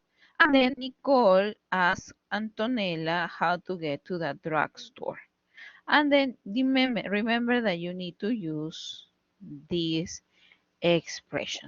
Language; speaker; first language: English; non-native, fluent; Spanish